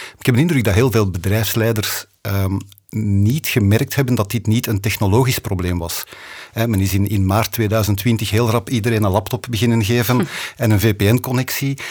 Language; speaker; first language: Dutch; native; Dutch